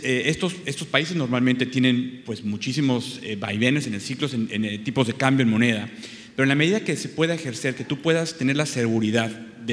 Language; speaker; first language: Spanish; native; Spanish